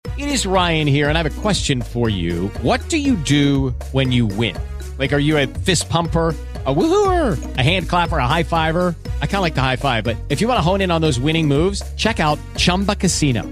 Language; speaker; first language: English; native; English